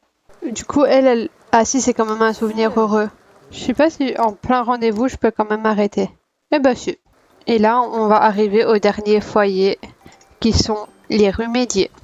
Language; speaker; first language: French; native; French